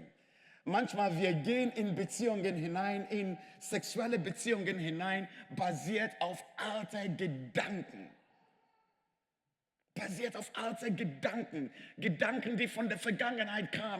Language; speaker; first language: German; non-native, fluent; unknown